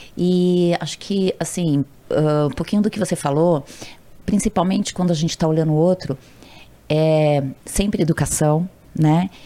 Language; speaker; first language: Portuguese; native; Portuguese